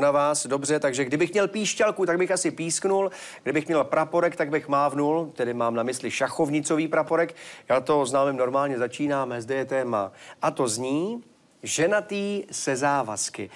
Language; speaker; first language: Czech; native; Czech